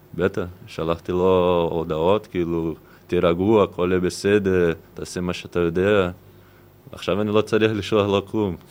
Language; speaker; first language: Hebrew; non-native, fluent; Portuguese